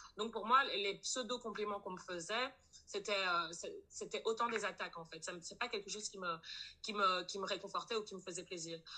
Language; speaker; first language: French; native; French